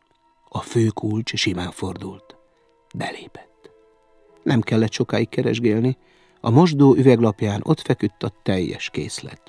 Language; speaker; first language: Hungarian; native; Hungarian